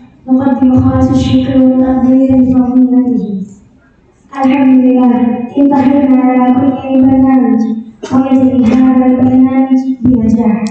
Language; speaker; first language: Arabic; non-native, learner; Indonesian